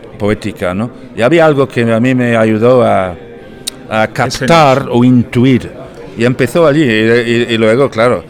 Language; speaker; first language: Spanish; non-native, fluent; English